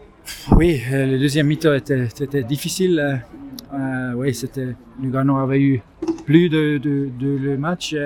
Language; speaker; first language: French; non-native, learner; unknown